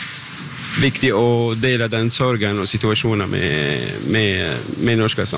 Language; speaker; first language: Norwegian; non-native, fluent; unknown